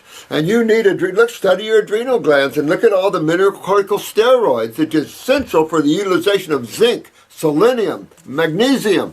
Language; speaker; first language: English; native; English